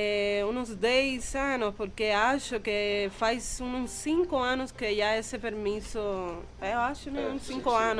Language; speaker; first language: Portuguese; non-native, fluent; Spanish